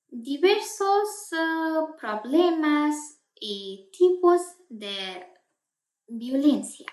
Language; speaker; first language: Spanish; non-native, fluent; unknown